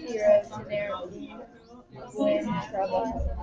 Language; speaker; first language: Spanish; non-native, learner; English